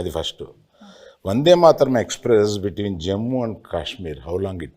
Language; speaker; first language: Telugu; native; Telugu